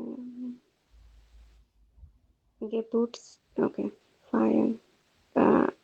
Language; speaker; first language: German; non-native, learner; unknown